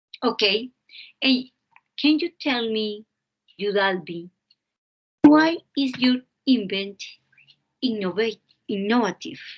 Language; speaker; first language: English; non-native, fluent; Spanish